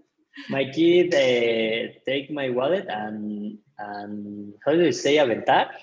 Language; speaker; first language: English; non-native, learner; Spanish